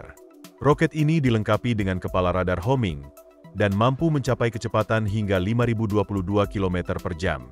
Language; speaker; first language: Indonesian; native; Indonesian